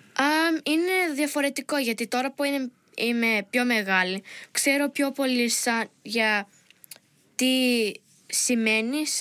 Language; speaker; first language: Greek; early bilingual, heritage; Greek